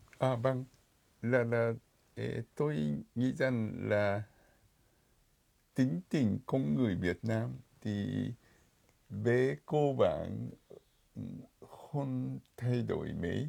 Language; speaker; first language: Vietnamese; non-native, fluent; Japanese